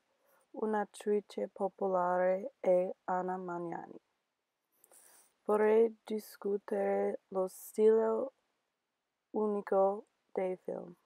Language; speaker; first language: Italian; non-native, learner; English